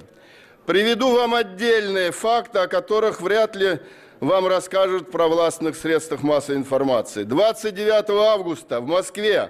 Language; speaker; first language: Russian; native; Russian